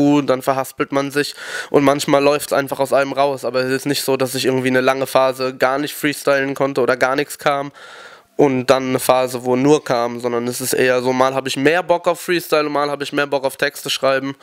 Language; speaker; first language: German; native; German